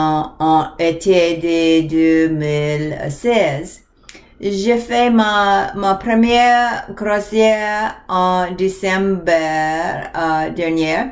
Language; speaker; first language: French; non-native, learner; English